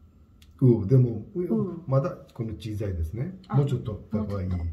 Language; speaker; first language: Japanese; non-native, learner; Hindi